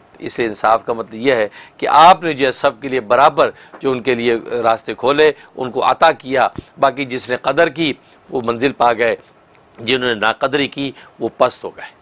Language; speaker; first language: Urdu; native; Urdu